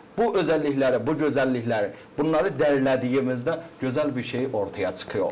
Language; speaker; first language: Azerbaijani; native; Azerbaijani